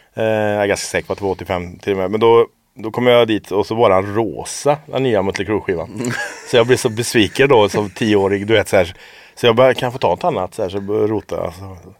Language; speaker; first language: Swedish; native; Swedish